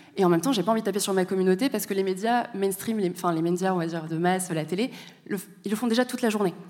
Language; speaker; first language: French; native; French